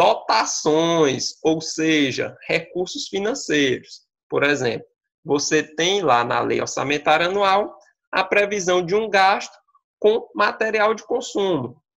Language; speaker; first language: Portuguese; native; Portuguese